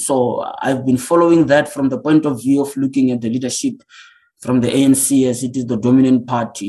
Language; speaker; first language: English; non-native, local second language; Northern Sotho